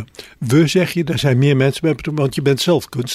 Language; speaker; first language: Dutch; native; Dutch